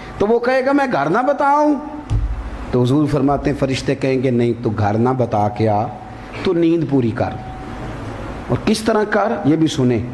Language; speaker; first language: Urdu; non-native, local second language; Punjabi